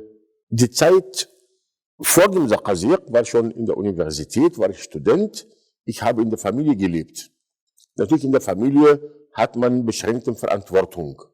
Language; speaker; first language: German; non-native, fluent; Arabic